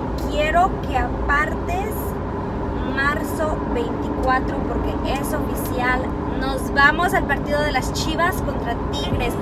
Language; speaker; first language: Spanish; native; Spanish